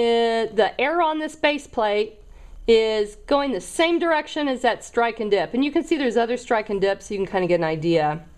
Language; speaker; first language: English; native; English